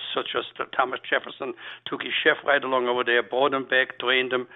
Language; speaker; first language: English; non-native, fluent; German